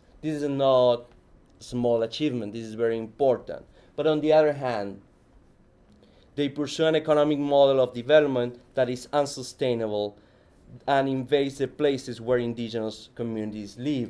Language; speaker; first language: English; non-native, fluent; Spanish